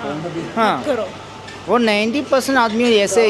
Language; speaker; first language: Hindi; non-native, local second language; Malayalam